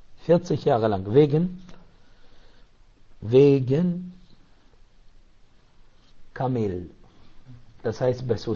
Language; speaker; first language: German; non-native, learner; Arabic